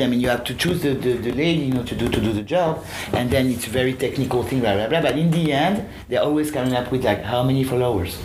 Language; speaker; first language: English; non-native, fluent; French